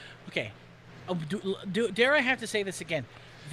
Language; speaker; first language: English; native; English